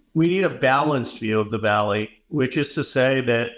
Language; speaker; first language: English; native; English